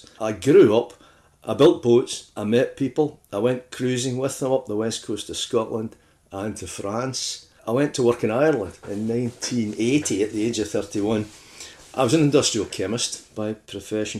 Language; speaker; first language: English; native; English